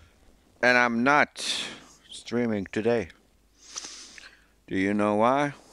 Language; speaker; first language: English; non-native, fluent; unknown